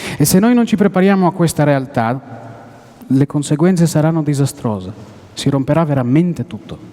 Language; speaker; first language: Italian; non-native, fluent; Hebrew